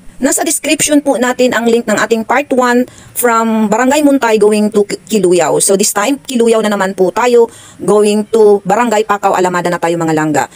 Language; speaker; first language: Filipino; non-native, local second language; Hiligaynon